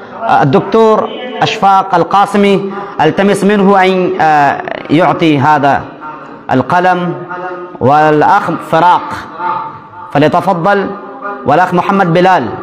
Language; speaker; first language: Arabic; non-native, fluent; Urdu